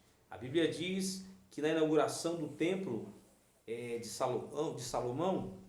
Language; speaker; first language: Portuguese; native; Portuguese